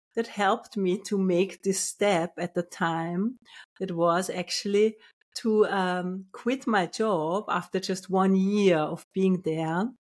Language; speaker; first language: English; non-native, fluent; German